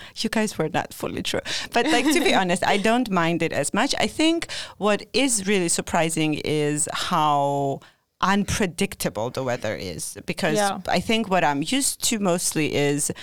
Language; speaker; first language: English; non-native, fluent; Georgian